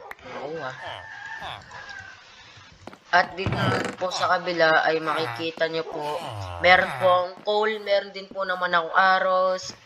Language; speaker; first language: Filipino; native; Filipino